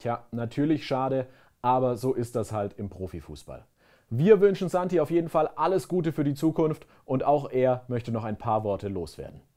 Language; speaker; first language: German; native; German